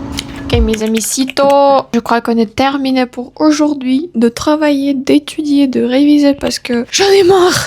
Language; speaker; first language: French; non-native, fluent; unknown